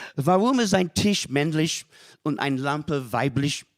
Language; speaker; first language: German; non-native, fluent; English